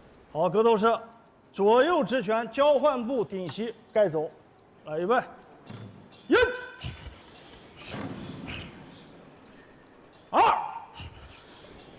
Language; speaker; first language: Chinese; native; Chinese